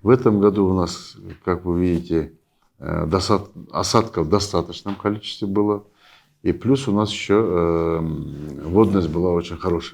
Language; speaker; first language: Russian; non-native, local second language; Kyrgyz